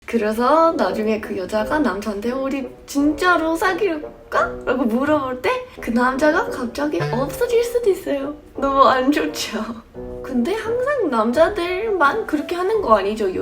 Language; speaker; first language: Korean; non-native, fluent; English